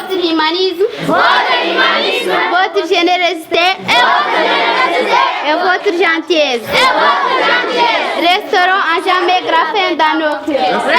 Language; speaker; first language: French; non-native, learner; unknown